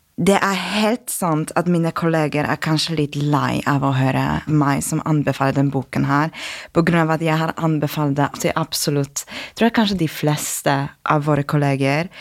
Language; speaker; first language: Norwegian; non-native, fluent; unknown